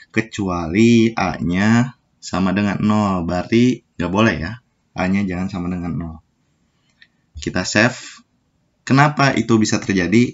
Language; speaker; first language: Indonesian; native; Indonesian